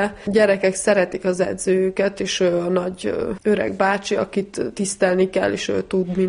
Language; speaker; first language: Hungarian; non-native, fluent; Serbian